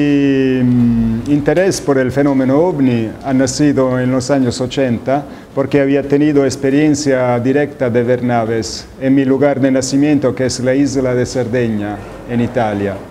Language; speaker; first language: Spanish; non-native, fluent; Italian